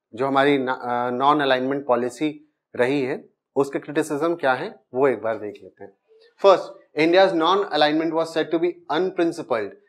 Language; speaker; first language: Hindi; native; Hindi